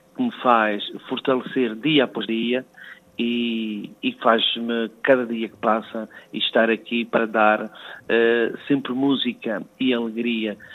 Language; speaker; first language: Portuguese; native; Portuguese